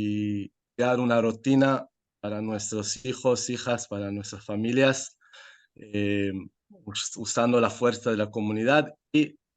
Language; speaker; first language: Spanish; non-native, fluent; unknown